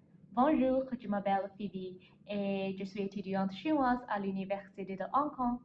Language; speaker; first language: French; non-native, learner; Chinese